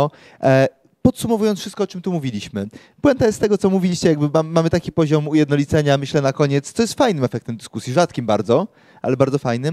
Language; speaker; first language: Polish; native; Polish